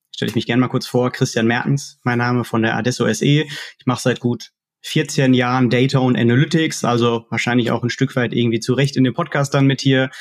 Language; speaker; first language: German; native; German